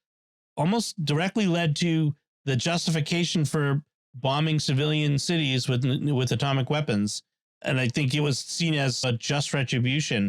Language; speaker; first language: English; native; English